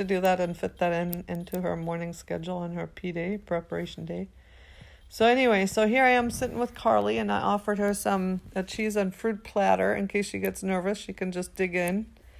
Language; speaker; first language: English; non-native, fluent; German